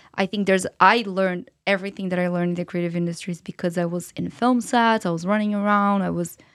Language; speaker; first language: English; non-native, fluent; Portuguese